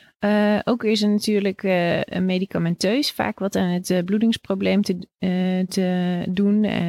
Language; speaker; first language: Dutch; native; Dutch